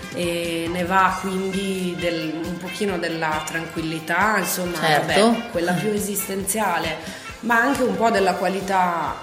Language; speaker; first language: Italian; native; Italian